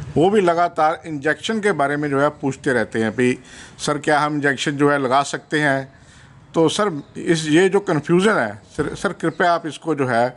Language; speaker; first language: Hindi; non-native, local second language; Punjabi